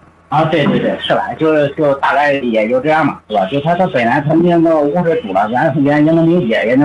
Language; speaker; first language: Chinese; native; Chinese